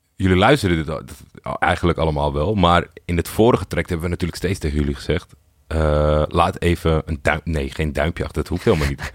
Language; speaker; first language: Dutch; native; Dutch